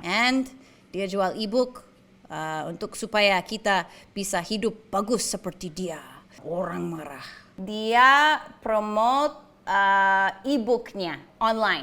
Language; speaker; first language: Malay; non-native, fluent; English